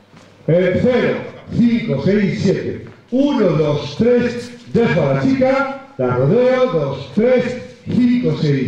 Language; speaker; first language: Spanish; native; Spanish